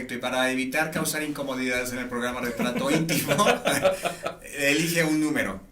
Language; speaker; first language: Spanish; native; Spanish